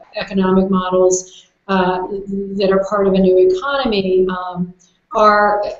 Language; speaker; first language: English; native; English